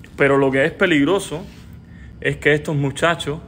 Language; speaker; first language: Spanish; native; Spanish